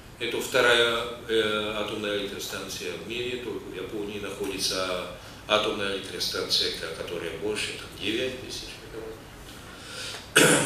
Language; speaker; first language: Russian; non-native, fluent; Czech